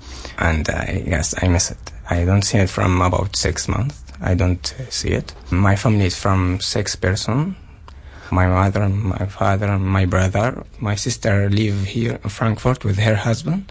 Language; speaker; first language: English; non-native, learner; Arabic